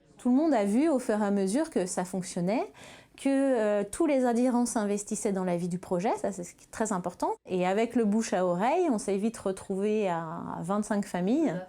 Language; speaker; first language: French; native; French